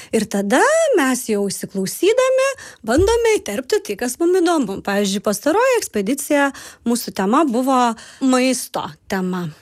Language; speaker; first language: Lithuanian; native; Lithuanian